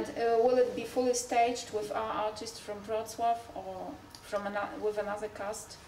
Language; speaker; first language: English; non-native, fluent; Polish